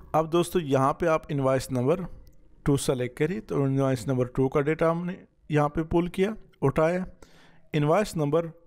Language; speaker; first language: Urdu; non-native, local second language; Punjabi